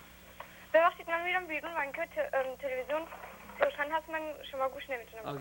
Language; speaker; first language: Persian; early bilingual, heritage; English